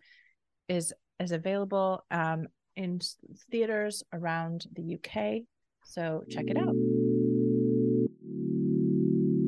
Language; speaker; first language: English; native; English